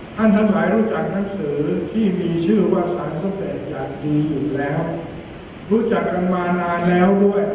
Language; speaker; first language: Thai; native; Thai